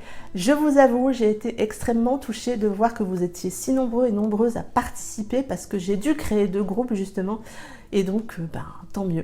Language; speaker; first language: French; native; French